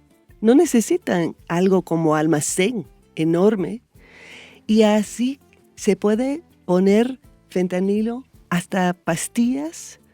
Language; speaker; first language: Spanish; non-native, fluent; English